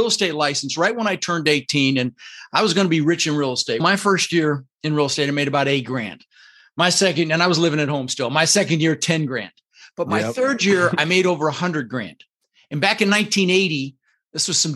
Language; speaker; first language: English; early bilingual, other home language; Dutch